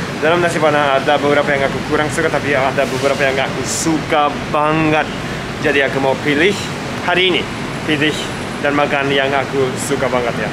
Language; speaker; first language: Indonesian; non-native, fluent; Japanese